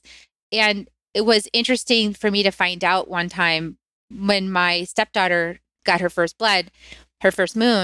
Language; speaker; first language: English; native; English